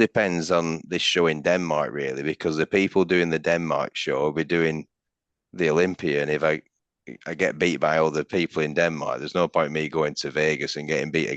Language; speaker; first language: English; native; English